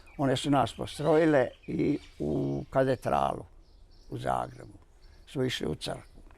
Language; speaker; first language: Bosnian; native; Bosnian